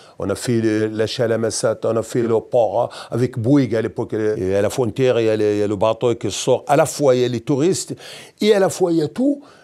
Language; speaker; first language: French; non-native, local second language; Berber languages